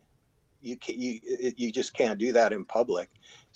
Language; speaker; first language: English; native; English